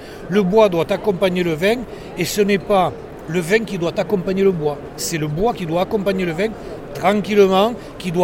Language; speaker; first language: French; native; French